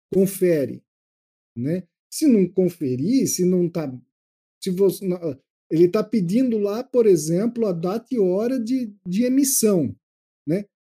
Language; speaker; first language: Portuguese; native; Portuguese